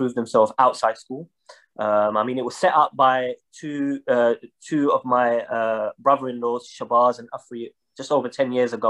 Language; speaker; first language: English; native; English